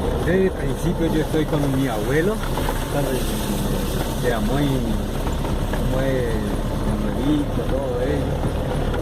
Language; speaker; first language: Spanish; non-native, local second language; Guarani